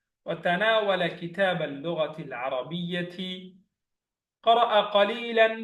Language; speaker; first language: Arabic; non-native, fluent; Bangla